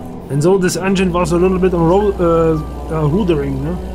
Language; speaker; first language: English; non-native, learner; German